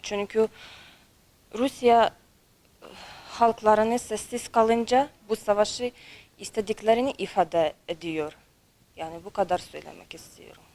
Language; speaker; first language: Turkish; non-native, fluent; Ukrainian